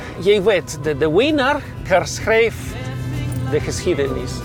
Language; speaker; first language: Dutch; non-native, fluent; Spanish